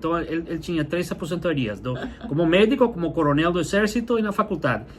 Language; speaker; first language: Portuguese; non-native, fluent; English